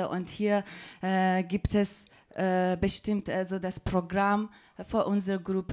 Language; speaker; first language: German; non-native, fluent; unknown